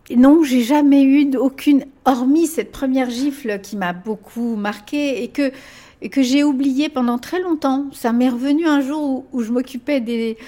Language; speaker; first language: French; early bilingual, other home language; Spanish